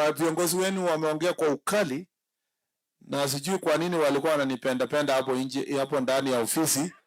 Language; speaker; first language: Swahili; non-native, local second language; Kalenjin